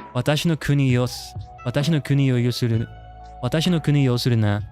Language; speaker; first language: Japanese; non-native, learner; English